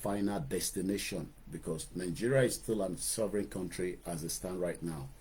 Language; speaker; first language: English; non-native, local second language; Yoruba